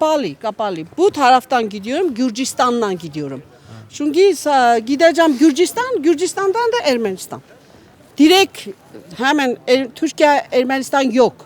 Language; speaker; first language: Turkish; non-native, learner; Armenian